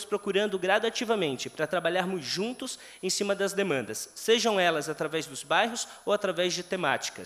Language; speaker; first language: Portuguese; native; Portuguese